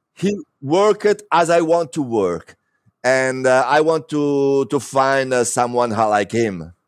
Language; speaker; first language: English; non-native, learner; Italian